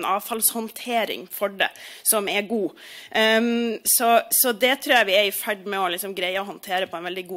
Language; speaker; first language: Norwegian; native; Norwegian